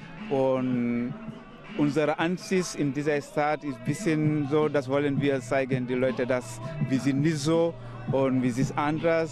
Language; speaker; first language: German; non-native, learner; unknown